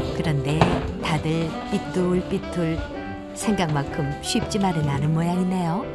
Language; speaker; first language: Korean; native; Korean